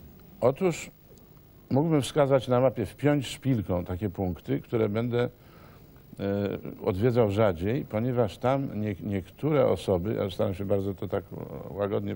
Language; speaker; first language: Polish; native; Polish